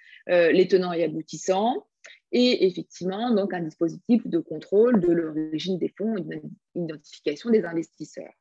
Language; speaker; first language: French; native; French